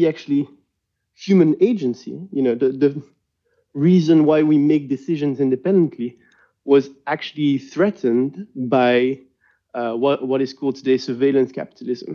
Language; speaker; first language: English; non-native, fluent; French